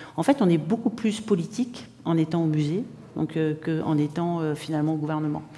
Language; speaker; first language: French; native; French